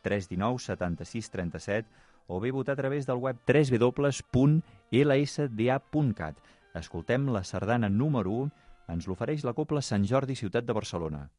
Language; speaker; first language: Catalan; native; Catalan